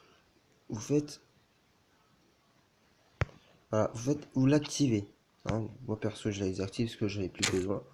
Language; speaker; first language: French; native; French